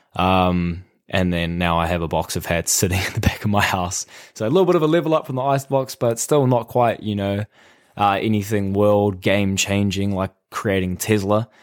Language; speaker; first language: English; native; English